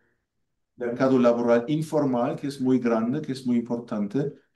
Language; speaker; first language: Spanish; non-native, fluent; German